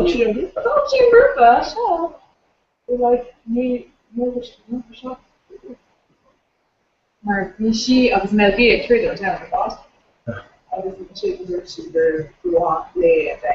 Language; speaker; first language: Irish; non-native, local second language; English